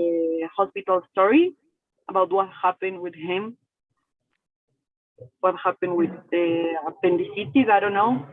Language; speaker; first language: English; non-native, learner; Spanish